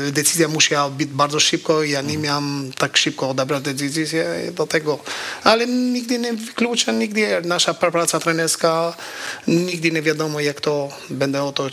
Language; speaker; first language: Polish; non-native, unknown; Albanian